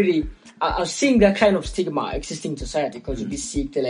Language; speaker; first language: English; non-native, local second language; Ganda